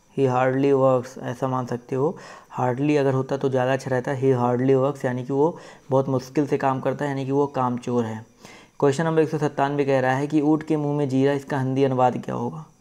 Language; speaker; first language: Hindi; native; Hindi